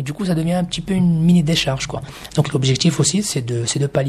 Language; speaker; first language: French; native; French